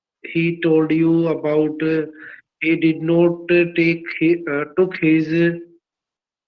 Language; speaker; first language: English; non-native, learner; Hindi